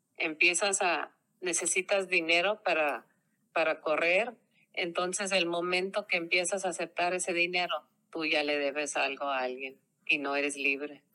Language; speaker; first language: Spanish; early bilingual, heritage; Spanish